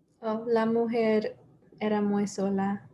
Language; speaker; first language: Spanish; non-native, learner; English